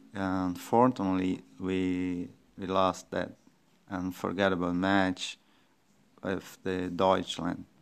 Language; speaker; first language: English; non-native, fluent; Portuguese